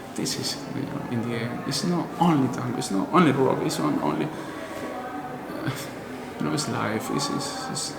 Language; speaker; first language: English; non-native, learner; Spanish